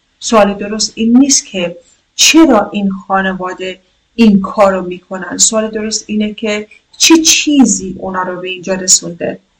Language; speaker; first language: Persian; non-native, local second language; Kurdish